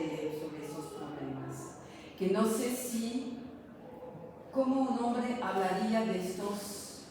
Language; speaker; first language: Spanish; non-native, fluent; French